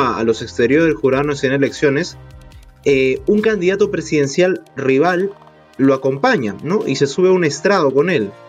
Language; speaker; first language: Spanish; native; Spanish